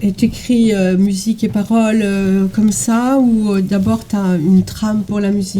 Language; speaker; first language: French; native; French